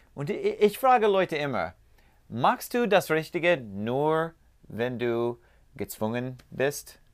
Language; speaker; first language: German; non-native, learner; English